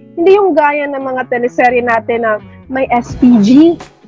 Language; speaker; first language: Filipino; non-native, local second language; Cebuano